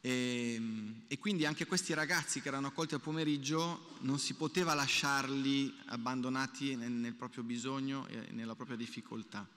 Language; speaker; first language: Italian; native; Italian